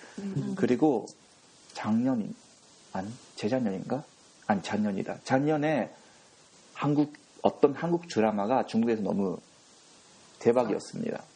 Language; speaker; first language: Korean; non-native, fluent; Japanese